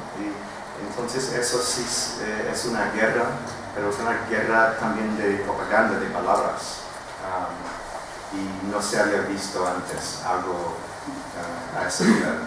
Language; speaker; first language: Spanish; non-native, fluent; English